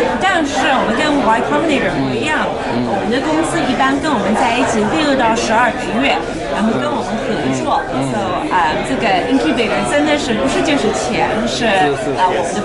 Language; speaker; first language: Chinese; early bilingual, heritage; Chinese